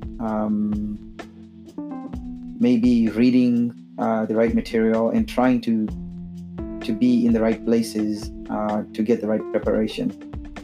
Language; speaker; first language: English; non-native, local second language; Shona